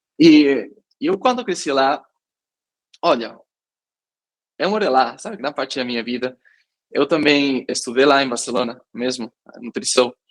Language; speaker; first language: Portuguese; non-native, fluent; Catalan